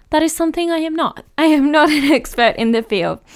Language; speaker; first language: English; native; English